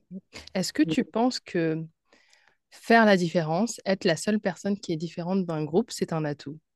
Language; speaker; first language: French; native; French